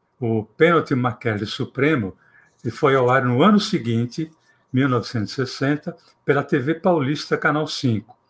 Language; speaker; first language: Portuguese; native; Portuguese